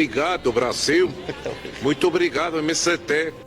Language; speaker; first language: Portuguese; non-native, learner; Spanish